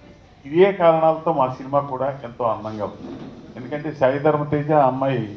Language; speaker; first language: Telugu; native; Telugu